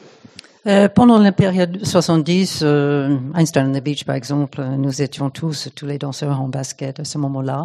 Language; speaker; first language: French; non-native, fluent; English